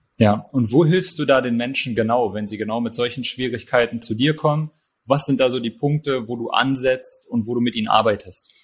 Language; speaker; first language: German; native; German